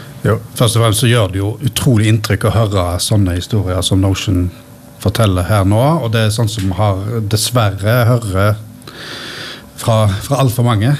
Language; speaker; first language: Norwegian; native; Norwegian